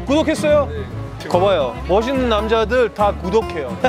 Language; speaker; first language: Korean; non-native, fluent; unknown